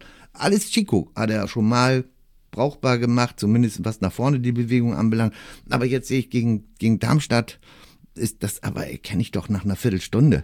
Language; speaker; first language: German; native; German